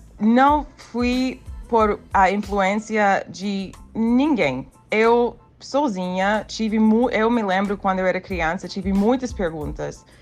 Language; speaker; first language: Portuguese; non-native, fluent; English